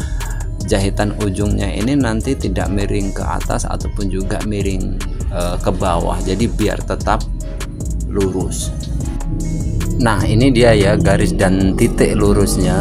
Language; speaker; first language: Indonesian; native; Indonesian